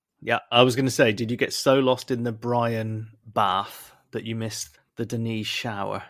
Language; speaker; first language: English; native; English